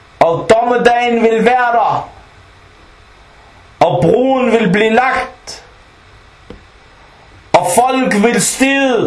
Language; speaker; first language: Danish; non-native, fluent; Arabic